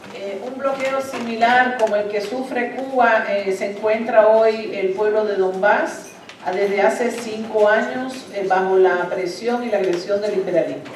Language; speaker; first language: Spanish; non-native, fluent; Russian